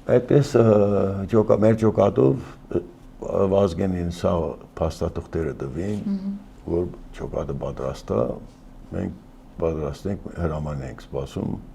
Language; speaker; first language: Armenian; early bilingual, heritage; Armenian